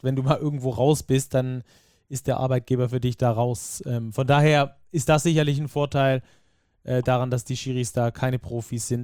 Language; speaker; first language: German; native; German